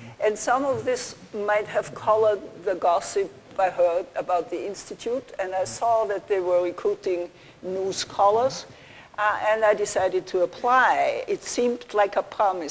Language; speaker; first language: English; non-native, fluent; German